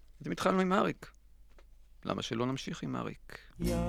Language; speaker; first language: Hebrew; native; Hebrew